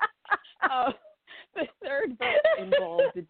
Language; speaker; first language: English; native; English